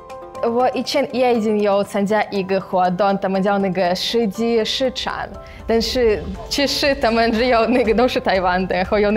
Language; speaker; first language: Chinese; non-native, fluent; Russian